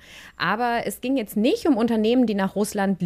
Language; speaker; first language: German; native; German